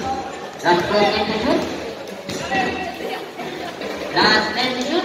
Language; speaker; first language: English; non-native, local second language; Filipino